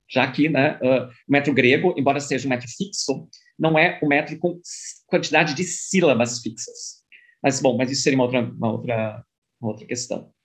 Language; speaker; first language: Portuguese; early bilingual, other home language; German